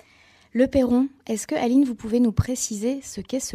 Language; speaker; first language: French; native; French